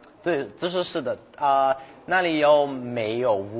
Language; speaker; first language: Chinese; non-native, fluent; Thai